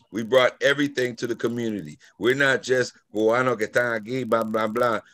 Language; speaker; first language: English; native; English